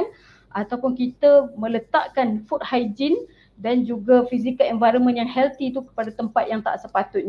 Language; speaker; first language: Malay; native; Malay